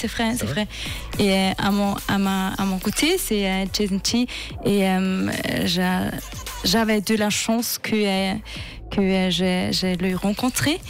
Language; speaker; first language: French; non-native, fluent; Swiss German